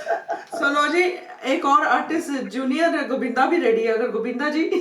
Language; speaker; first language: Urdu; non-native, local second language; Punjabi